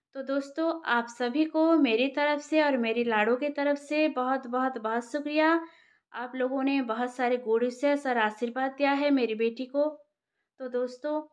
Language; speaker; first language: Hindi; non-native, local second language; Bangla